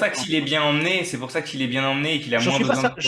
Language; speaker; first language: French; native; French